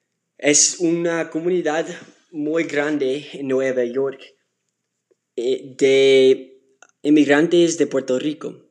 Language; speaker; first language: Spanish; non-native, learner; English